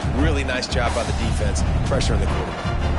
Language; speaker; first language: English; native; English